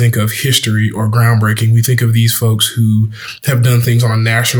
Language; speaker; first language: English; native; English